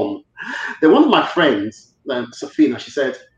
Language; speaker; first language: English; native; English